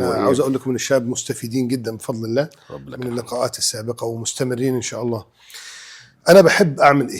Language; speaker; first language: Arabic; native; Arabic